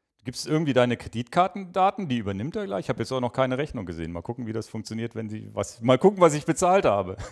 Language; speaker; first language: German; native; German